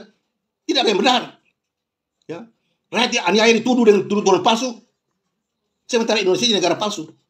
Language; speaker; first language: Indonesian; native; Indonesian